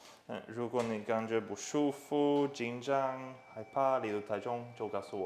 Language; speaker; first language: Chinese; non-native, learner; English